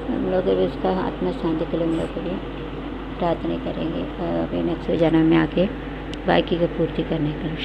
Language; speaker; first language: Hindi; non-native, local second language; Tamil